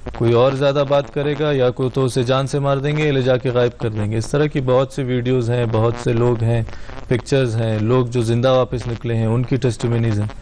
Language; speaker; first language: Urdu; non-native, local second language; Baluchi